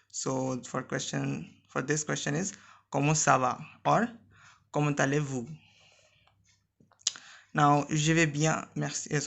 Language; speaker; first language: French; non-native, learner; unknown